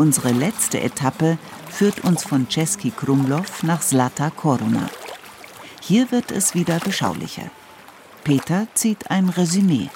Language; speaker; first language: German; native; German